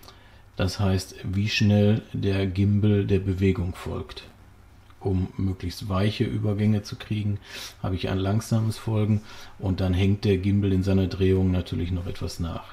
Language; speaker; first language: German; native; German